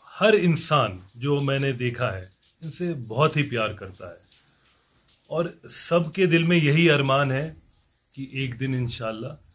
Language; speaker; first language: Hindi; non-native, local second language; Kashmiri